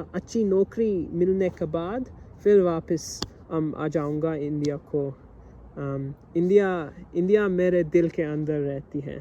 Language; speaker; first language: Hindi; non-native, learner; English